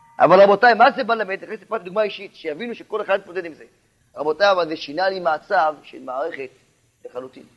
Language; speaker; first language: Hebrew; native; Hebrew